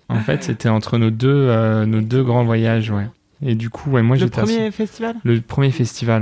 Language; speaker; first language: French; native; French